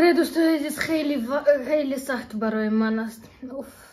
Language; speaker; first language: Persian; non-native, learner; German